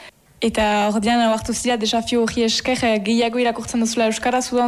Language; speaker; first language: Basque; native; Basque